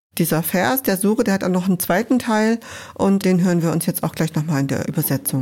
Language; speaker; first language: German; native; German